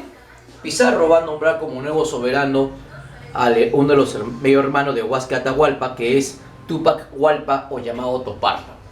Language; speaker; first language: Spanish; native; Spanish